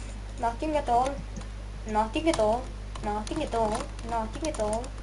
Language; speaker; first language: English; non-native, learner; Estonian